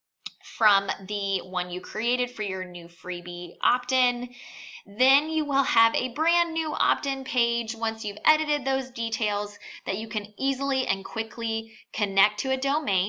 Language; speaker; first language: English; native; English